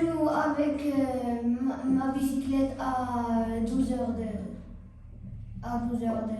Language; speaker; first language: French; non-native, learner; Arabic